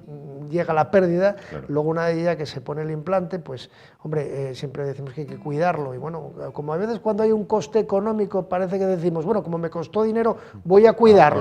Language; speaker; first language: Spanish; native; Spanish